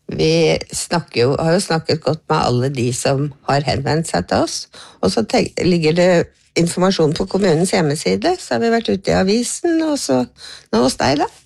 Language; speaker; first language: Norwegian; native; Norwegian